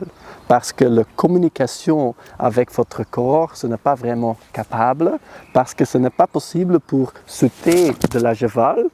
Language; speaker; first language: French; non-native, learner; Dutch